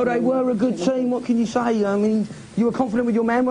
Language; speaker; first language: English; native; English